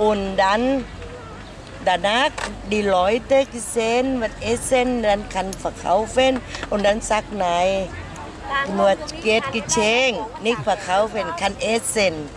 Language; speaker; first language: German; non-native, learner; Thai